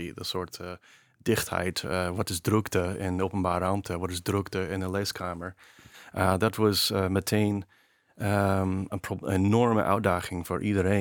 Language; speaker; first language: Dutch; non-native, fluent; English